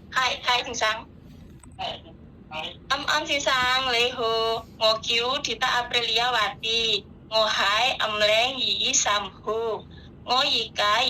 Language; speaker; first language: Cantonese; non-native, learner; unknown